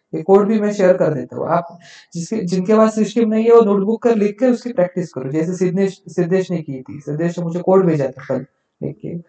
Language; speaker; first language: Hindi; non-native, local second language; Marathi